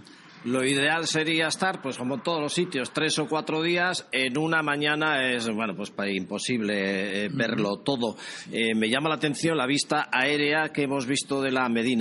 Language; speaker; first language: Spanish; native; Spanish